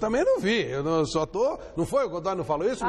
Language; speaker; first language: Portuguese; native; Portuguese